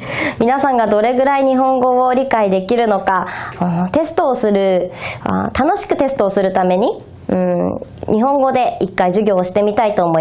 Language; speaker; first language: Japanese; non-native, fluent; Korean